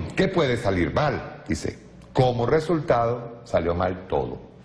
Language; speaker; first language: Spanish; native; Spanish